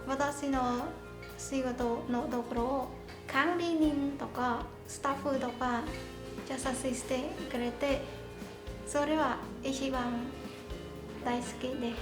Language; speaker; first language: Japanese; non-native, learner; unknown